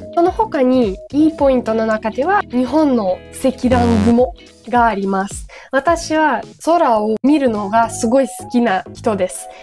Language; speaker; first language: Japanese; non-native, fluent; Ukrainian